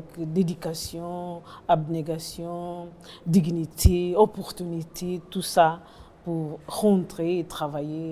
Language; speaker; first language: French; non-native, learner; Portuguese